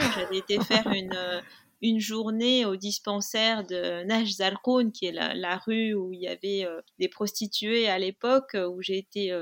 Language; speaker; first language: French; non-native, local second language; Arabic